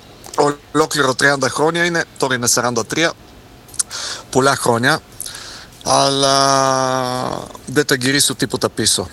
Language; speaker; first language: Greek; non-native, fluent; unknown